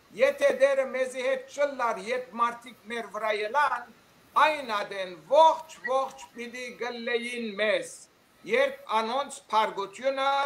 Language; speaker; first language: Armenian; early bilingual, heritage; Armenian